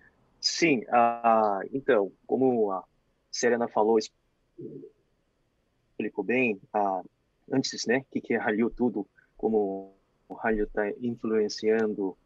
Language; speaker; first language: Portuguese; non-native, fluent; Korean